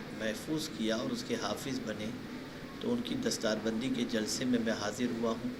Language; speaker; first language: Urdu; native; Urdu